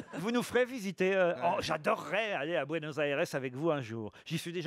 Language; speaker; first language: French; native; French